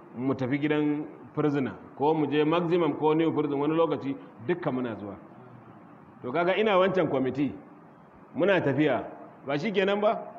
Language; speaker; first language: Hausa; non-native, local second language; Kanuri